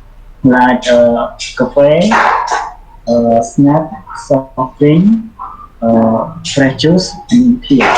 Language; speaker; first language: English; non-native, learner; Khmer